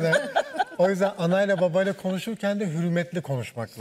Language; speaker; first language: Turkish; native; Turkish